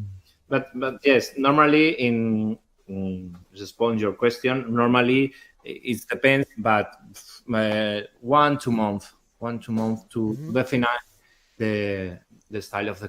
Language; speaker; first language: English; non-native, learner; Spanish